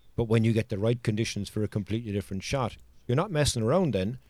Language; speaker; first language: English; native; English